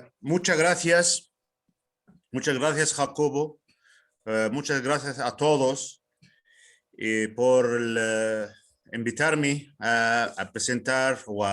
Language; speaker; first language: Spanish; non-native, fluent; Arabic